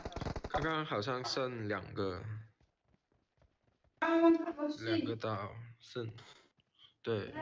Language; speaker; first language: Chinese; non-native, local second language; Cantonese